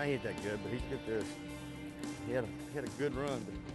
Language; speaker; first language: English; native; English